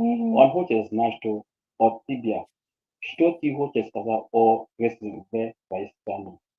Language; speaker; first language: Russian; non-native, learner; English